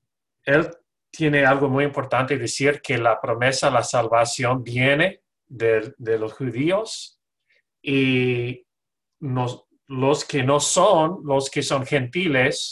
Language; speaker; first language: Spanish; non-native, learner; English